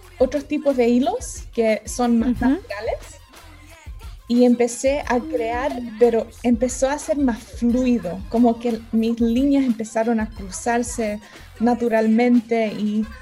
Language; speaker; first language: Spanish; early bilingual, heritage; Spanish